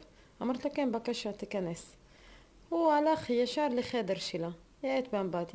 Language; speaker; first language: Hebrew; non-native, learner; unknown